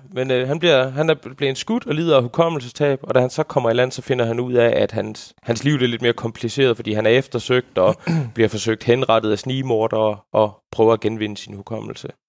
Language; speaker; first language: Danish; native; Danish